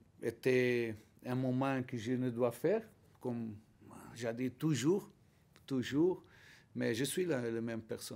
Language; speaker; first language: French; non-native, learner; Portuguese